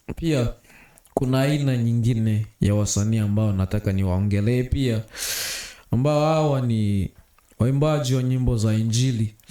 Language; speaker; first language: Swahili; native; Swahili